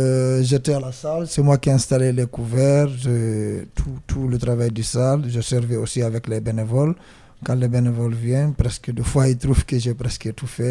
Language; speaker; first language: French; non-native, learner; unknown